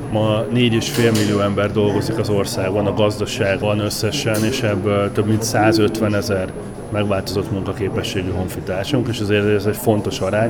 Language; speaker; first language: Hungarian; native; Hungarian